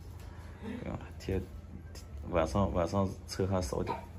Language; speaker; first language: Chinese; native; Chinese